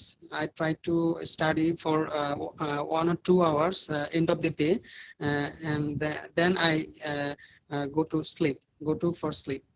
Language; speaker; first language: English; non-native, learner; Bangla